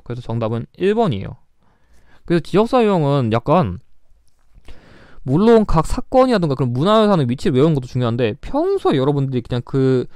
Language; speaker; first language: Korean; native; Korean